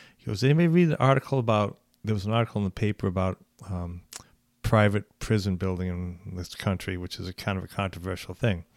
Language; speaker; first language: English; native; English